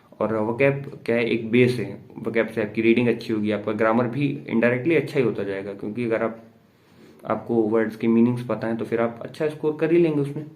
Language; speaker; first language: Hindi; native; Hindi